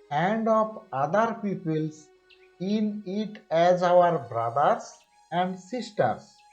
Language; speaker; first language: English; non-native, local second language; Bangla